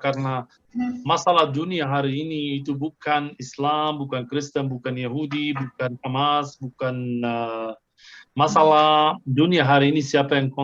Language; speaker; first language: Indonesian; non-native, fluent; Arabic